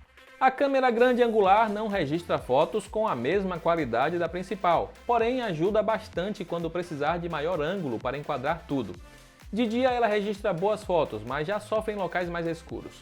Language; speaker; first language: Portuguese; native; Portuguese